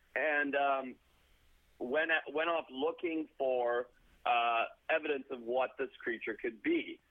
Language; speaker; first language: English; native; English